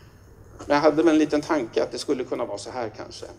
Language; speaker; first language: Swedish; native; Swedish